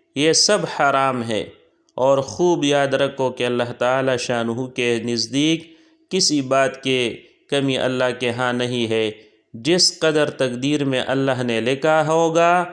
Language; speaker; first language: Urdu; native; Urdu